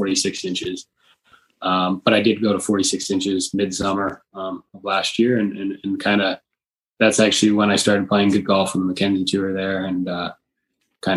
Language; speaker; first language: English; native; English